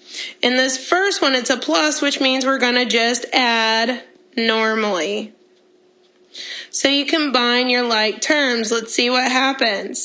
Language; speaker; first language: English; native; English